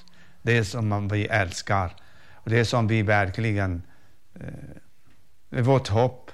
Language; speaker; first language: Swedish; non-native, fluent; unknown